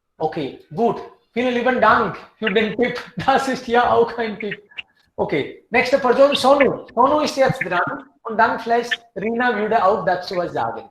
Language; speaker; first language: German; non-native, fluent; Hindi